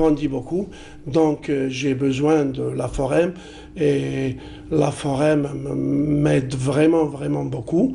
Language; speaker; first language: French; non-native, local second language; Arabic